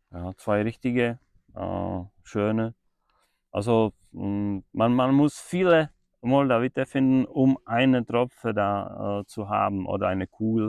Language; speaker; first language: German; non-native, fluent; Czech